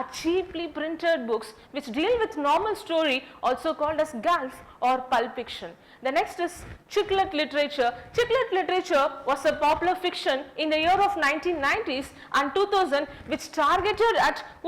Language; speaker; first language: English; non-native, local second language; Tamil